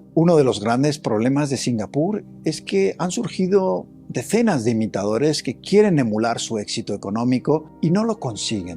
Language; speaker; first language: Spanish; native; Spanish